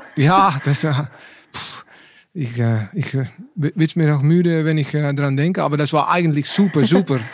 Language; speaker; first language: German; non-native, learner; Dutch